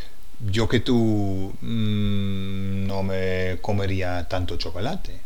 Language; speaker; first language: Spanish; non-native, fluent; English